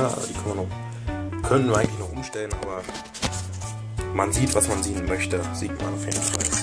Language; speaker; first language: German; native; German